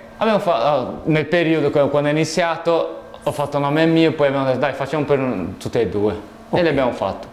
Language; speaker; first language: Italian; non-native, fluent; Portuguese